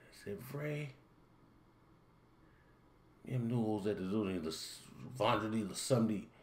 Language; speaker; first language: French; non-native, learner; English